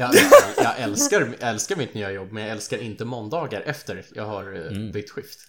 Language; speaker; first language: Swedish; native; Swedish